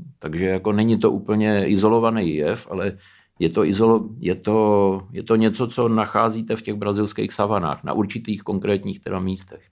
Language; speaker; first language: Czech; early bilingual, heritage; Czech